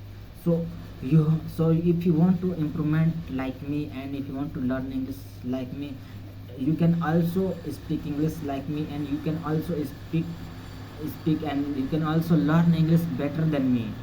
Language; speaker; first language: English; non-native, learner; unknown